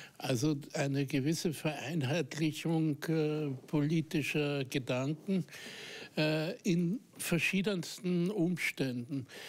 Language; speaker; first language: German; native; German